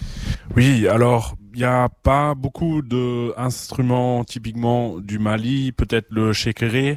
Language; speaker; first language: French; non-native, fluent; German